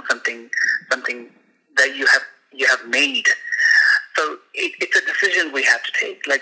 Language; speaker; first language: English; non-native, local second language; Hindi